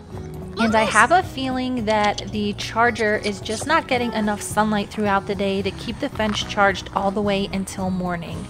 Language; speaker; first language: English; native; English